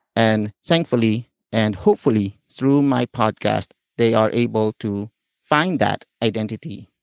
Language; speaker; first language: English; non-native, local second language; Filipino